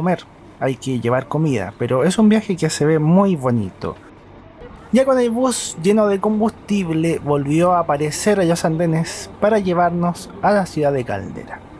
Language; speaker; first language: Spanish; native; Spanish